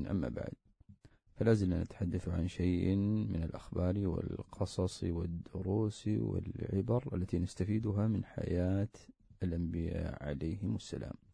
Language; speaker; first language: Arabic; native; Arabic